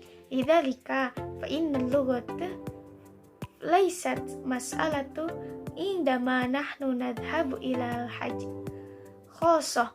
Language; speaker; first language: Arabic; non-native, learner; Indonesian